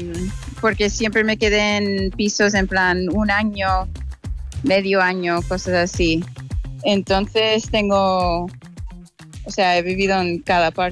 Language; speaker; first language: Spanish; non-native, fluent; English